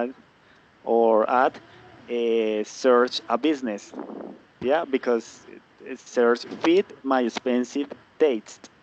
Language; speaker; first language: English; non-native, learner; Spanish